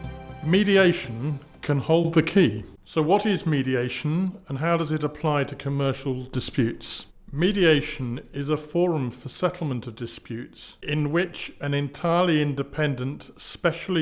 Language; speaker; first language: English; native; English